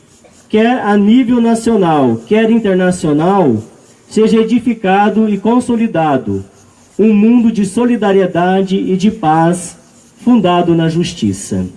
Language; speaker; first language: Portuguese; native; Portuguese